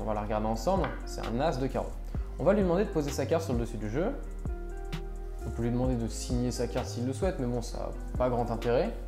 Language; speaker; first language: French; native; French